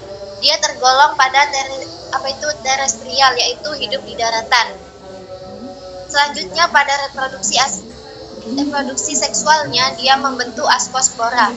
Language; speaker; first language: Indonesian; native; Indonesian